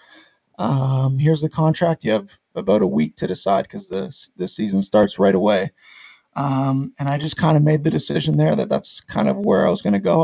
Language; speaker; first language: English; native; English